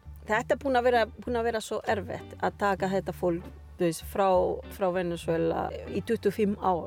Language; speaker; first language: Icelandic; non-native, learner; Spanish